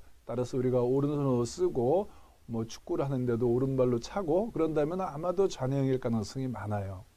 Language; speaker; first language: Korean; native; Korean